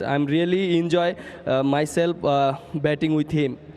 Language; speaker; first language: English; non-native, learner; Bangla